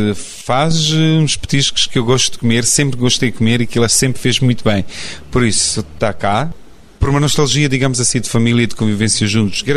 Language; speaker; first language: Portuguese; non-native, fluent; Bosnian